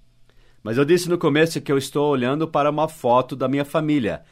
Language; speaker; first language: Portuguese; non-native, fluent; English